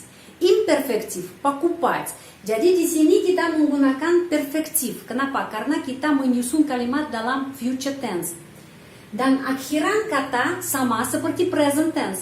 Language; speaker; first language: Indonesian; non-native, fluent; Russian